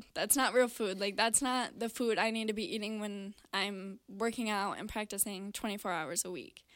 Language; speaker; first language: English; native; English